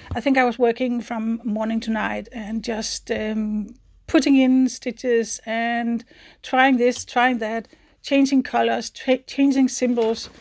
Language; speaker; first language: English; non-native, fluent; Danish